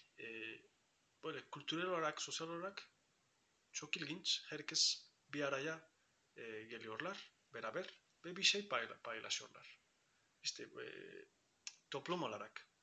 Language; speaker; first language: Turkish; non-native, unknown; Spanish